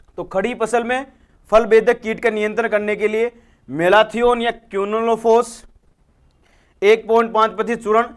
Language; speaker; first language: Hindi; native; Hindi